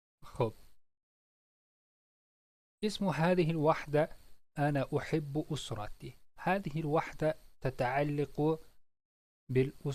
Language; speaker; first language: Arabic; non-native, fluent; Uzbek